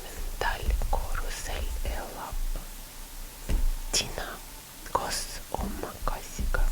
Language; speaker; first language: Estonian; non-native, learner; Russian